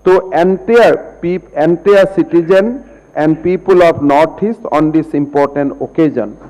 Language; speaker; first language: English; non-native, local second language; Assamese